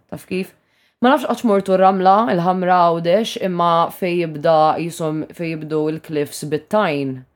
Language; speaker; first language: Maltese; native; Maltese